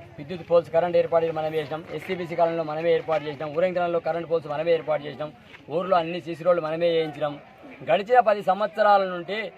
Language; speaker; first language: Telugu; native; Telugu